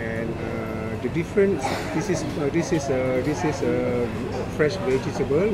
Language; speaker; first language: English; non-native, learner; Indonesian